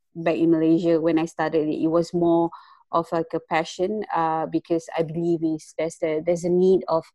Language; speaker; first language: English; non-native, local second language; Malay